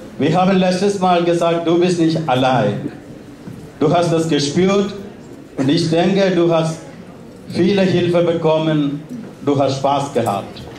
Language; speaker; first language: German; non-native, fluent; Malayalam